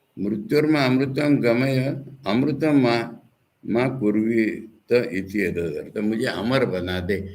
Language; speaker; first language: Hindi; non-native, local second language; Bangla